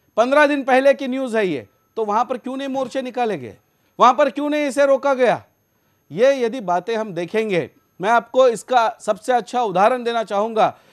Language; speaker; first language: Hindi; native; Hindi